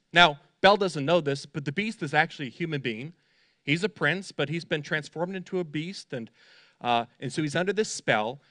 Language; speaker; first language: English; native; English